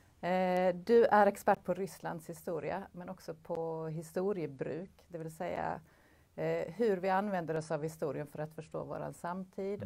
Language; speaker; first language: Swedish; native; Swedish